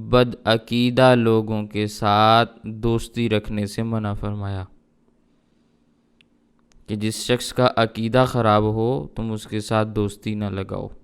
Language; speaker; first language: Urdu; native; Urdu